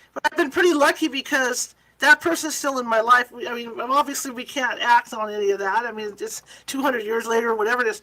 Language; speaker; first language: English; native; English